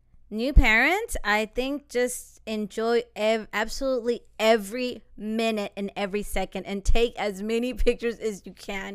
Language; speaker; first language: English; early bilingual, other home language; Spanish